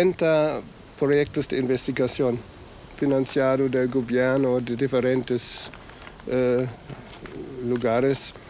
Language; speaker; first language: Spanish; non-native, fluent; German